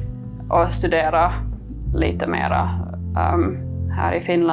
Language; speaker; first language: Swedish; non-native, fluent; English